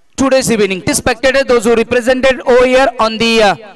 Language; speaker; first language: English; non-native, local second language; Marathi